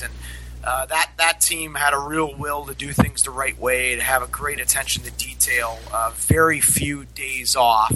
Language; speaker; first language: English; native; English